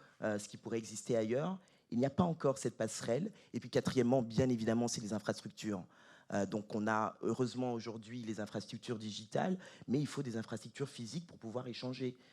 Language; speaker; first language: French; native; French